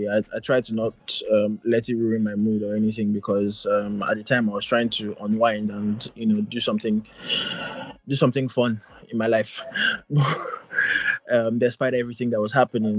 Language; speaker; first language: English; non-native, local second language; Yoruba